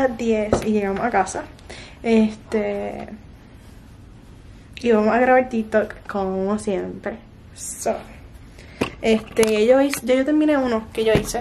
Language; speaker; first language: Spanish; early bilingual, heritage; Spanish